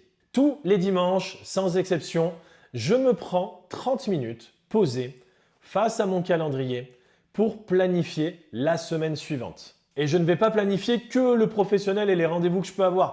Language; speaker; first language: French; native; French